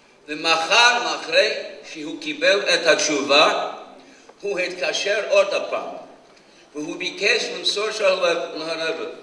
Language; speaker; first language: Hebrew; non-native, fluent; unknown